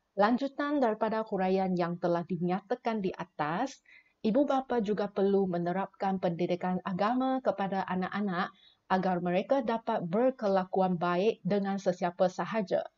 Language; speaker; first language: Malay; non-native, local second language; Chinese